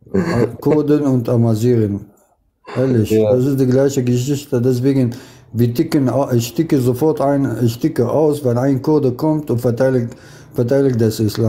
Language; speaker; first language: German; non-native, fluent; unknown